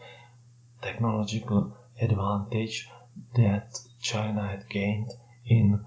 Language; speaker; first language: English; non-native, fluent; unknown